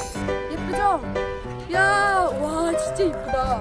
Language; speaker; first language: Korean; non-native, learner; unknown